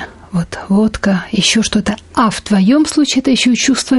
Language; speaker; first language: Russian; native; Russian